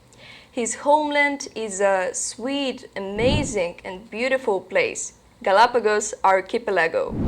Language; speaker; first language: English; non-native, learner; Russian